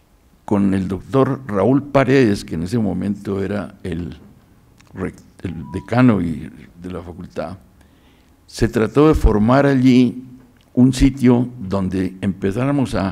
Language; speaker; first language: Spanish; native; Spanish